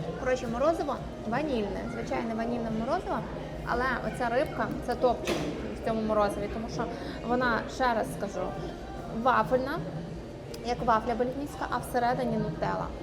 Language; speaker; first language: Ukrainian; native; Ukrainian